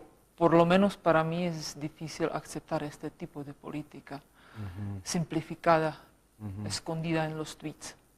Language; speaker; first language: Spanish; non-native, fluent; Czech